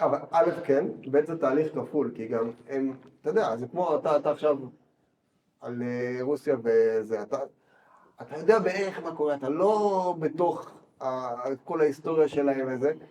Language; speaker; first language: Hebrew; native; Hebrew